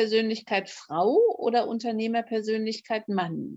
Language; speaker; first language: German; native; German